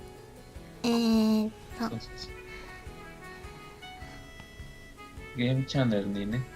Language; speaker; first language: Japanese; non-native, fluent; Spanish